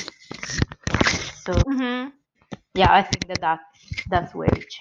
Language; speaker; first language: English; non-native, fluent; Italian